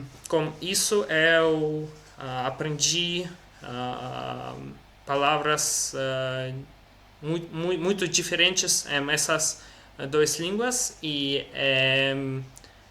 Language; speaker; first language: Portuguese; non-native, learner; Russian